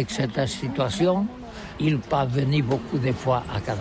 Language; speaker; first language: French; non-native, learner; Catalan